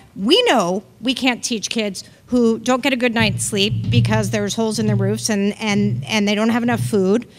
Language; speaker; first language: English; native; English